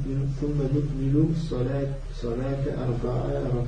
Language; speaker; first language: Arabic; non-native, learner; French